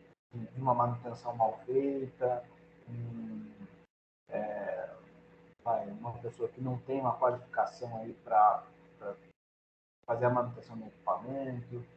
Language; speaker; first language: Portuguese; native; Portuguese